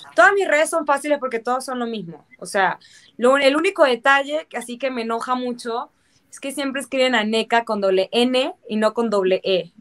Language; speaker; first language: Spanish; native; Spanish